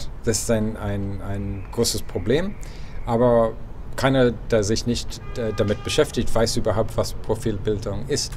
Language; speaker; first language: German; non-native, fluent; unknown